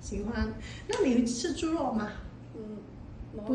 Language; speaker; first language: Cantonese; native; Cantonese